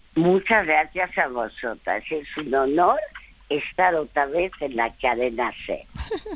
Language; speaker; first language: Spanish; early bilingual, other home language; French